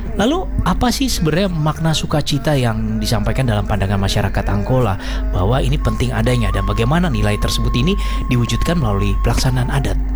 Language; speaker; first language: Indonesian; native; Indonesian